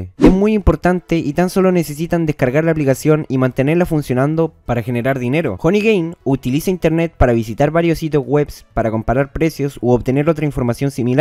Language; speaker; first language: Spanish; native; Spanish